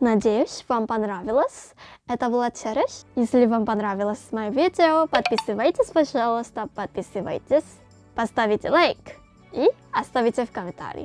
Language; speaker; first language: Russian; non-native, fluent; Korean